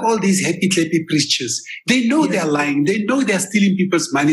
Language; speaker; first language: English; non-native, local second language; Tswana